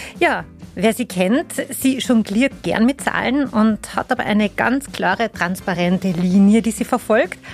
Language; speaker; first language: German; native; German